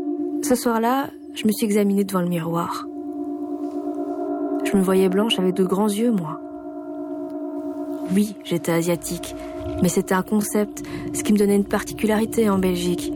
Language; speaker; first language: French; native; French